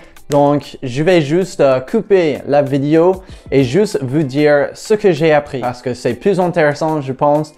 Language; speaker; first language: French; non-native, fluent; English